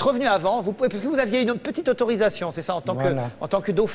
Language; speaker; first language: French; native; French